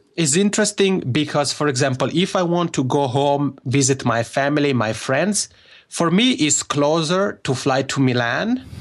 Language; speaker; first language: English; non-native, fluent; Italian